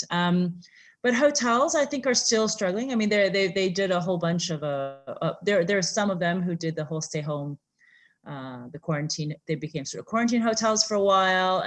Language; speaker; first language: English; native; English